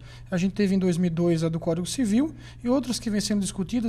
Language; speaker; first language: Portuguese; native; Portuguese